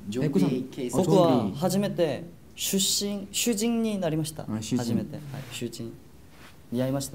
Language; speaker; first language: Japanese; non-native, learner; Korean